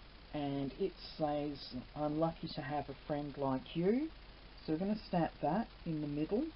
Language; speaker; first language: English; native; English